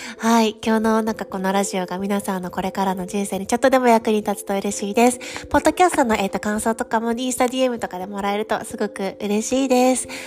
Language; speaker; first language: Japanese; native; Japanese